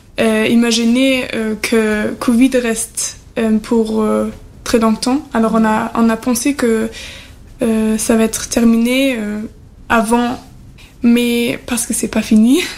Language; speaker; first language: French; non-native, learner; German